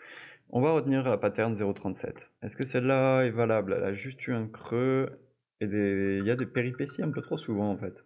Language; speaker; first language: French; native; French